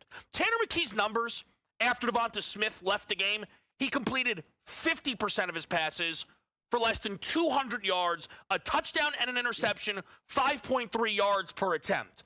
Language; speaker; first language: English; native; English